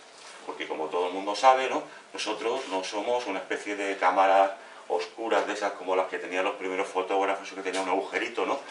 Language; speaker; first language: Spanish; native; Spanish